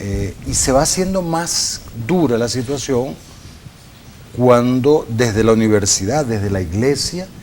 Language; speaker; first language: Spanish; native; Spanish